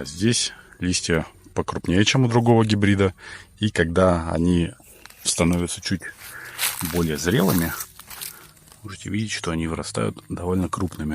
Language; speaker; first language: Russian; native; Russian